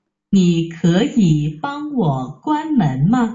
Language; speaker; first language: Chinese; non-native, learner; Vietnamese